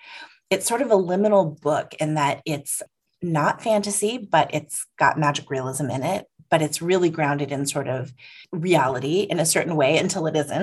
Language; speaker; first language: English; native; English